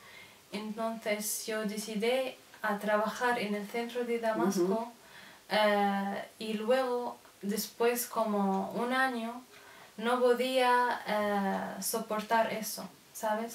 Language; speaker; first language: Spanish; non-native, learner; Arabic